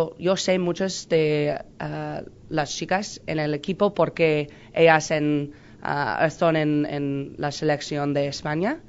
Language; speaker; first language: Spanish; non-native, learner; English